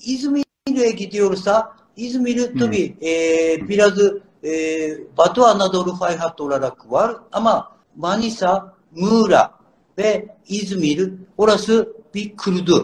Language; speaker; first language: Turkish; non-native, learner; Japanese